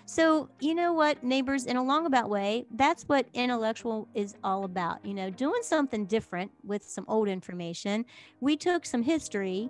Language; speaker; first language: English; native; English